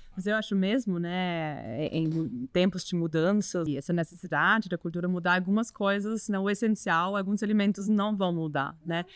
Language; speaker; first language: Portuguese; non-native, fluent; German